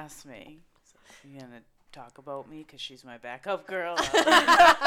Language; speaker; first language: English; native; English